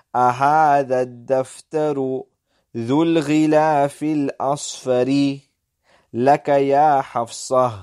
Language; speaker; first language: Arabic; non-native, fluent; English